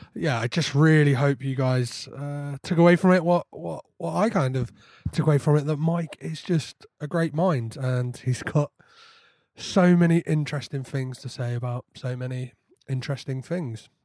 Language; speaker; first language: English; native; English